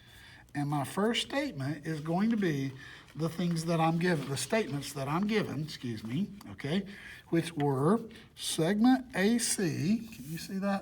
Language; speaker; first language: English; native; English